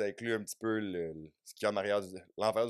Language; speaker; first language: French; native; French